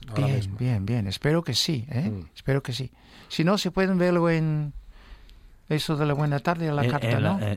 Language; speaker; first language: Spanish; non-native, fluent; English